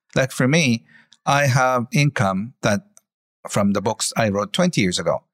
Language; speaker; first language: English; non-native, fluent; Japanese